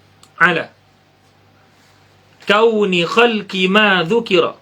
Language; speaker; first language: Arabic; non-native, fluent; Malay